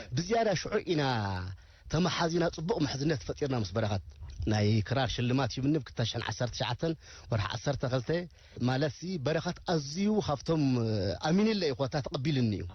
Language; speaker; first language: Tigrinya; native; Tigrinya